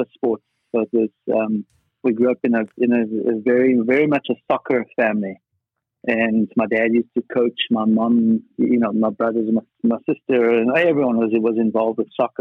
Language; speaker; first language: English; native; English